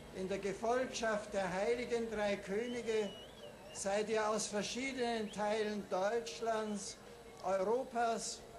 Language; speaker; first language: German; native; German